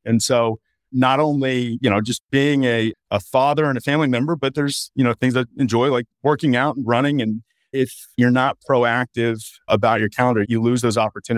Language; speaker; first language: English; native; English